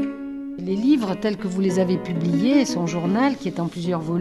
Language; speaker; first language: French; native; French